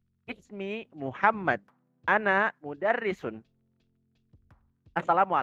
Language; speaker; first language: Arabic; non-native, fluent; Indonesian